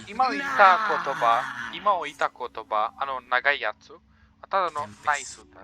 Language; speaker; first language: Japanese; non-native, learner; Romanian